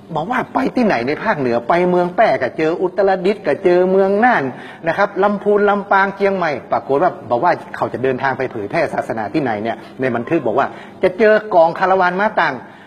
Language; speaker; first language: Thai; native; Thai